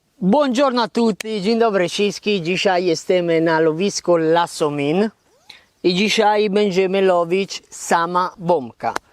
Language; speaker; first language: Polish; non-native, learner; Italian